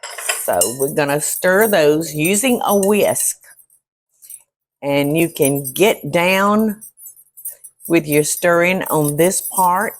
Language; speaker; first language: English; native; English